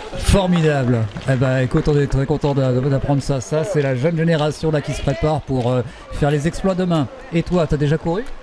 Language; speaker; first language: French; native; French